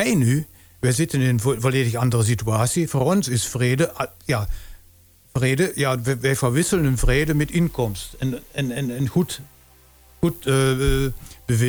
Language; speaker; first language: Dutch; non-native, fluent; German